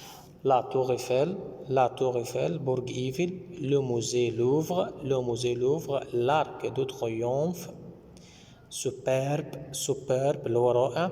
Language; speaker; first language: French; non-native, fluent; Arabic